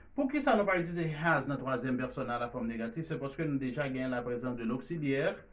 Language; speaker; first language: French; non-native, learner; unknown